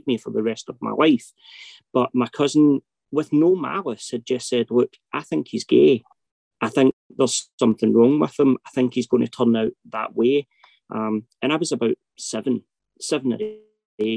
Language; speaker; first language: English; native; English